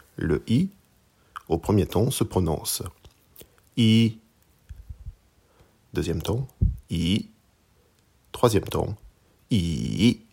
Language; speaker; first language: French; native; French